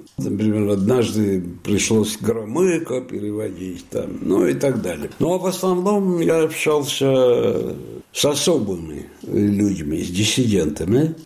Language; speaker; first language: Russian; non-native, fluent; Italian